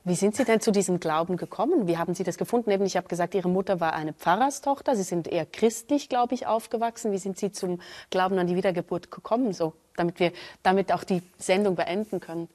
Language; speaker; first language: German; native; German